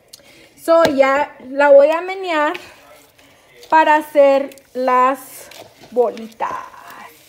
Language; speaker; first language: Spanish; early bilingual, heritage; Spanish